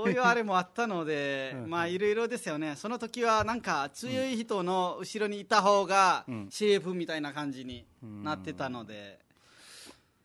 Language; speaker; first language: Japanese; non-native, fluent; Nepali